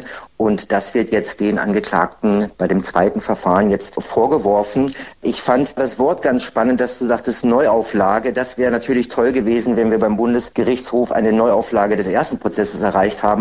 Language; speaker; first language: German; native; German